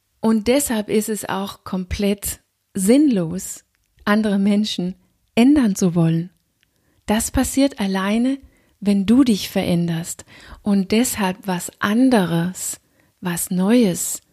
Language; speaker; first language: German; non-native, fluent; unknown